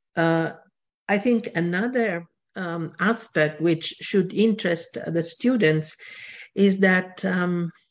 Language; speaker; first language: English; non-native, fluent; Italian